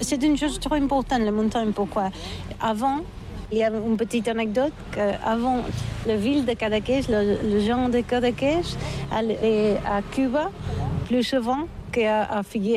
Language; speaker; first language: French; non-native, learner; Catalan